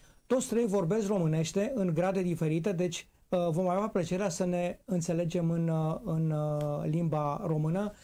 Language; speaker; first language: Romanian; native; Romanian